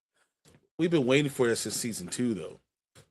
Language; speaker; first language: English; native; English